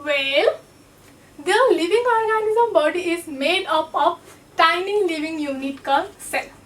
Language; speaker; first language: English; non-native, local second language; Nepali